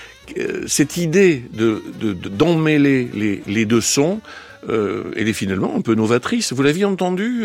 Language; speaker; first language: French; native; French